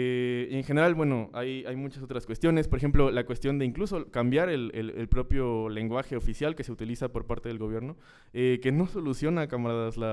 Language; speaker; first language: Spanish; native; Spanish